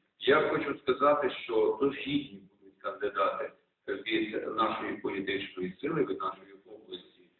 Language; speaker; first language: Ukrainian; native; Ukrainian